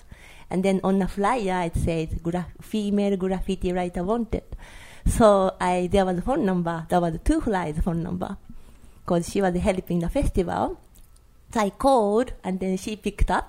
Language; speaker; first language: English; non-native, learner; Japanese